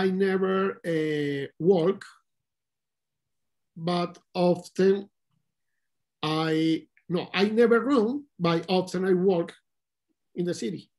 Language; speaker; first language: English; non-native, learner; Spanish